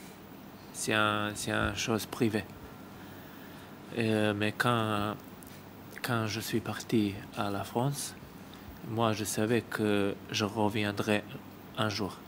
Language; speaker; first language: French; non-native, learner; Serbian